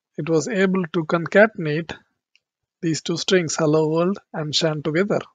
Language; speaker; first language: English; non-native, local second language; Tamil